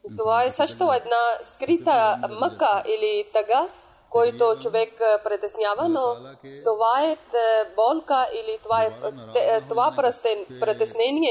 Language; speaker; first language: Bulgarian; non-native, local second language; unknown